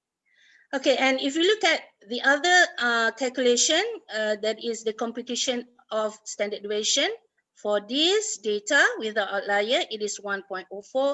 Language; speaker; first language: English; non-native, local second language; Malay